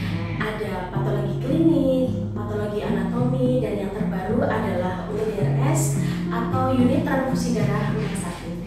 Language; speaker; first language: Indonesian; native; Indonesian